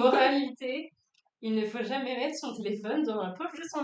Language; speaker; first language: French; native; French